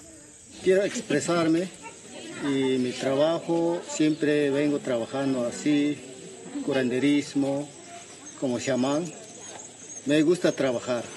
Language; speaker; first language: Spanish; non-native, local second language; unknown